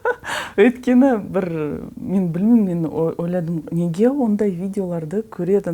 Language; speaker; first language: Kazakh; non-native, learner; Russian